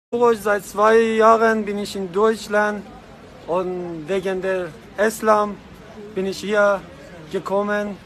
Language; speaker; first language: German; non-native, learner; Persian